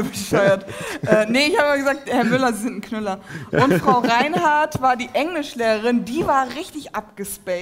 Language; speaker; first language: German; early bilingual, other home language; Turkish